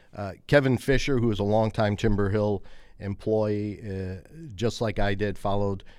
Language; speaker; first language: English; native; English